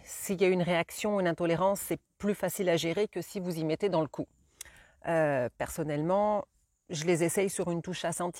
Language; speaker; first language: French; native; French